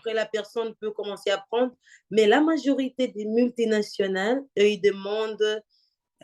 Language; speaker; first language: French; non-native, fluent; Portuguese